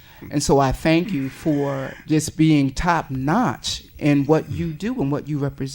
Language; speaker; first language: English; native; English